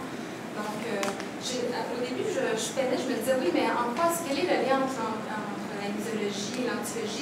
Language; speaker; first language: French; native; French